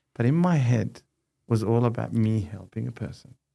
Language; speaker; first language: English; non-native, fluent; Arabic